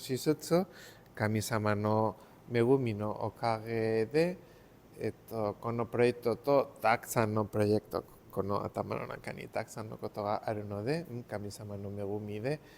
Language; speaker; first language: Japanese; non-native, learner; Spanish